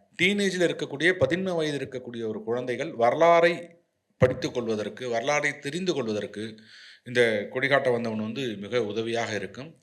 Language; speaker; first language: Tamil; non-native, local second language; Malayalam